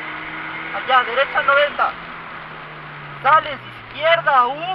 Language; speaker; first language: Spanish; native; Spanish